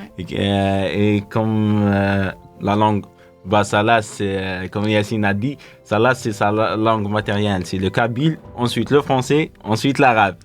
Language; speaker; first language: French; non-native, local second language; Kabyle